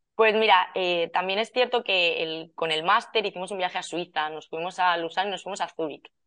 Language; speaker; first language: Spanish; native; Spanish